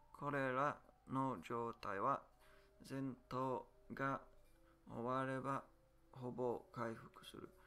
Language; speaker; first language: Japanese; non-native, learner; English